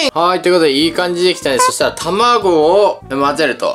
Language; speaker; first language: Japanese; native; Japanese